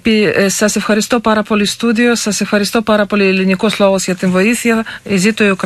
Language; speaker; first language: Greek; non-native, fluent; Ukrainian